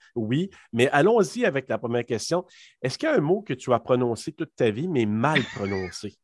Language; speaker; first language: French; native; French